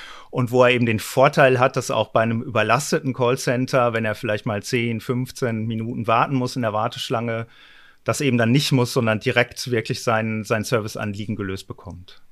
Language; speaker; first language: German; native; German